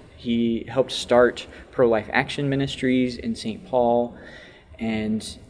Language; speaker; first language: English; native; English